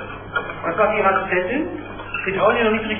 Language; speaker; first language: German; native; German